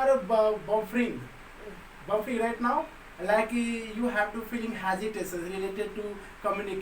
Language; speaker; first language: English; non-native, local second language; Hindi